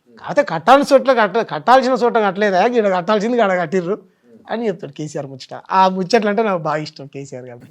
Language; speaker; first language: Telugu; native; Telugu